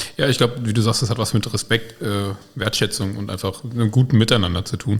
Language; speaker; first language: German; native; German